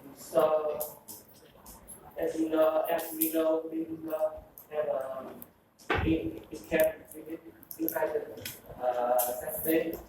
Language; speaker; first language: English; non-native, fluent; Vietnamese